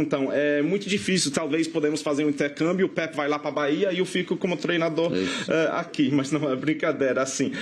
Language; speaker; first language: Portuguese; non-native, fluent; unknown